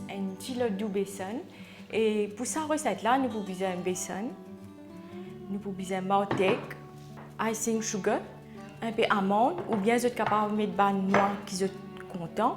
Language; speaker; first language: French; non-native, local second language; Morisyen